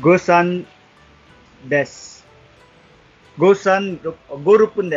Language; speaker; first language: Japanese; non-native, learner; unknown